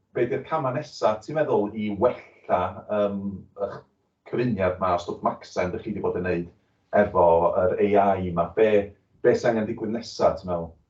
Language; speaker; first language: Welsh; native; Welsh